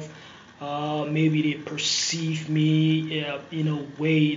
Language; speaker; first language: English; non-native, local second language; Hausa